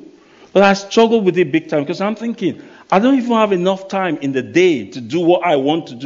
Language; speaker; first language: English; non-native, local second language; Yoruba